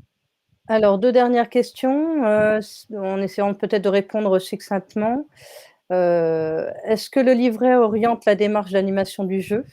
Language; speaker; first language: French; native; French